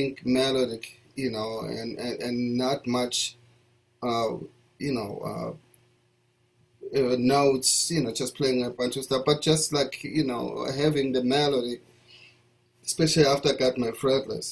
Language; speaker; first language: English; non-native, local second language; Zulu